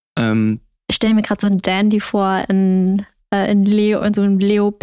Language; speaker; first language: German; early bilingual, other home language; Vietnamese